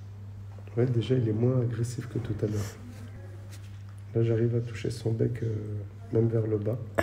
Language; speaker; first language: French; native; French